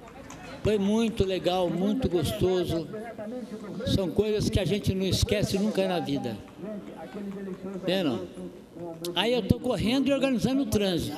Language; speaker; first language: Portuguese; native; Portuguese